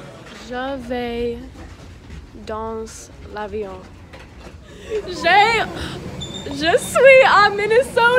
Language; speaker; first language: French; non-native, learner; English